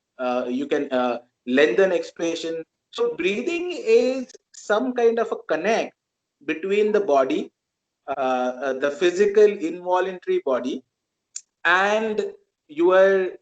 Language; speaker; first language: English; non-native, local second language; Marathi